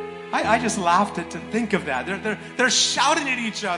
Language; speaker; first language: English; native; English